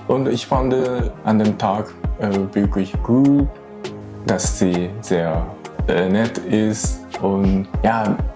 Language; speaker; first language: German; non-native, learner; Japanese